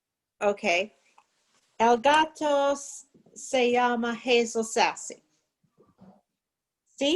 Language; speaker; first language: Spanish; non-native, learner; English